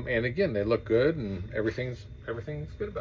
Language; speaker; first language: English; native; English